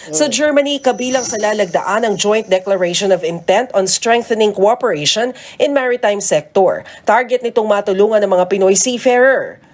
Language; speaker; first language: Filipino; native; Filipino